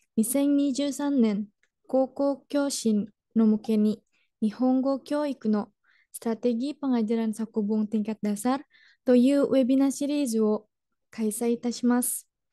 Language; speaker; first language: Japanese; non-native, learner; Indonesian